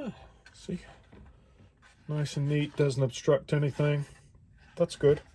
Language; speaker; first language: English; native; English